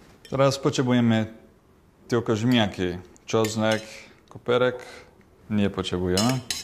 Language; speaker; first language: Polish; non-native, learner; Portuguese